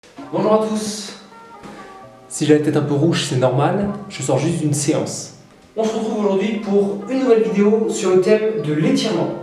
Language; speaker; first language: French; native; French